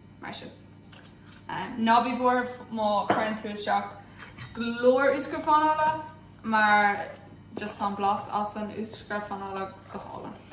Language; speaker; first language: Irish; non-native, local second language; English